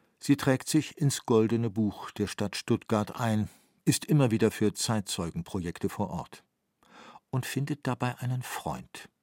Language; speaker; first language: German; native; German